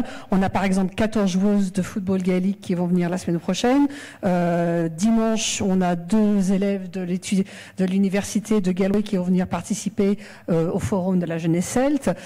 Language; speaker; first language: French; native; French